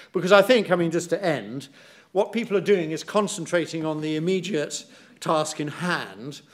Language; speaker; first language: English; native; English